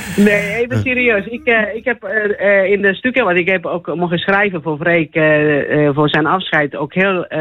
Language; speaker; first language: Dutch; non-native, fluent; Finnish